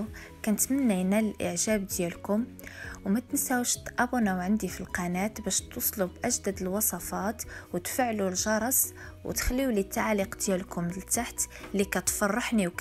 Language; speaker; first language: Arabic; native; Arabic